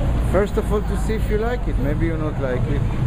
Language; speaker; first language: English; non-native, learner; Hebrew